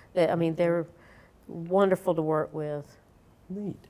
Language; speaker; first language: English; native; English